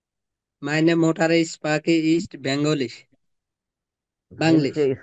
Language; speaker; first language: German; non-native, learner; Bangla